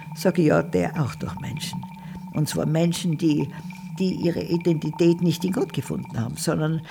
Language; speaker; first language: German; native; German